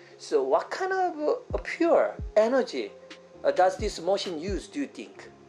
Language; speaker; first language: English; non-native, fluent; Korean